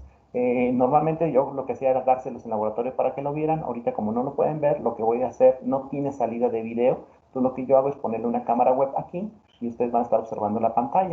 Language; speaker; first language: Spanish; native; Spanish